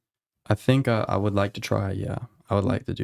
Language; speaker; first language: English; native; English